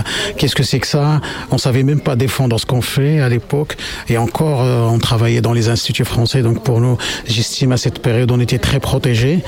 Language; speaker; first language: French; non-native, local second language; Arabic